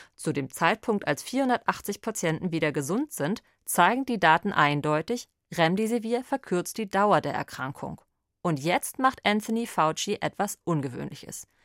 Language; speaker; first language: German; native; German